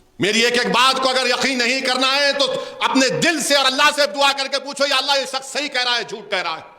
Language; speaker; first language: Urdu; native; Urdu